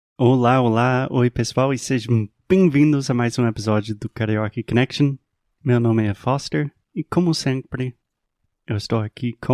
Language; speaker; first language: Portuguese; non-native, fluent; English